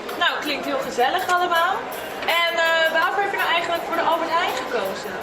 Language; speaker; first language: Dutch; native; Dutch